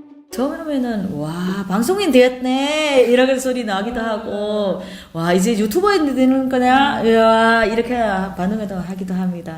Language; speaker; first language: Korean; non-native, fluent; Vietnamese